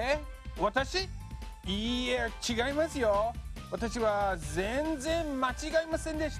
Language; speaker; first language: Japanese; non-native, fluent; English